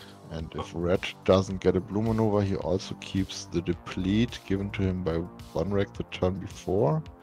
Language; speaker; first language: English; non-native, fluent; German